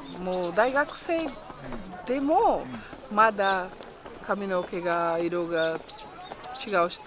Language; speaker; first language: Japanese; non-native, learner; Portuguese